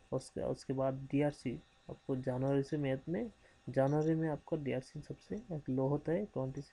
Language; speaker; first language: Hindi; non-native, local second language; Bangla